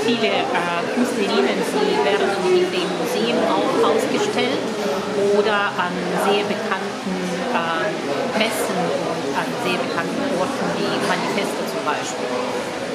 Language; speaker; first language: German; non-native, fluent; Ukrainian